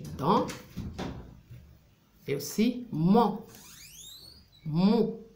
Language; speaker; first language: French; non-native, local second language; Arabic